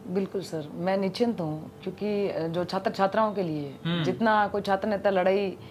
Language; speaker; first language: Hindi; native; Hindi